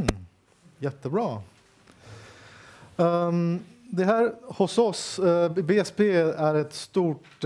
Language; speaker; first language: Swedish; non-native, fluent; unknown